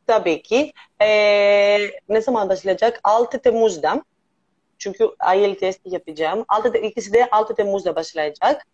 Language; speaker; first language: Turkish; non-native, learner; Greek